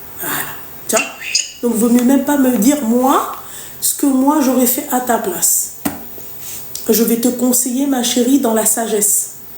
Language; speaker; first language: French; native; French